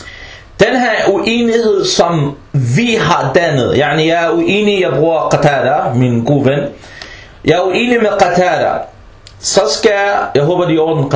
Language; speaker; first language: Danish; early bilingual, other home language; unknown